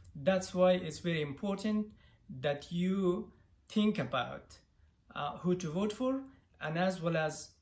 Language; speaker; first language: English; non-native, fluent; Persian